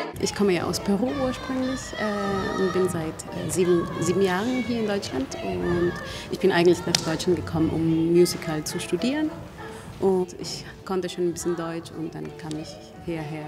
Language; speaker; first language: German; non-native, fluent; Spanish